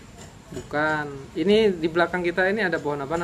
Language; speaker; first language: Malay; non-native, local second language; Javanese